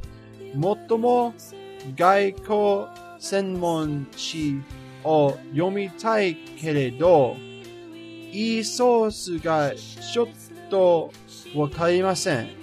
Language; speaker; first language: Japanese; non-native, learner; English